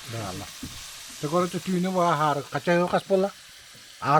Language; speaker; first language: Russian; non-native, local second language; Yakut